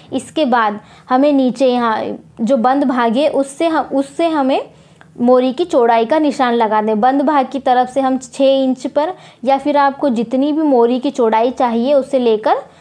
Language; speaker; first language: Hindi; native; Hindi